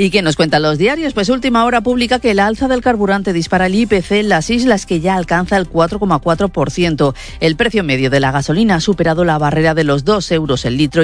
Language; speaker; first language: Spanish; native; Spanish